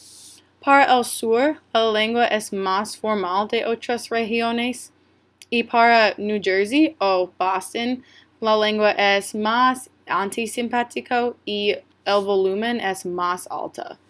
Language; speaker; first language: Spanish; non-native, learner; English